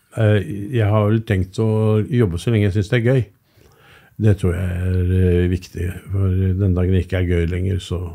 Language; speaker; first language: Norwegian; native; Norwegian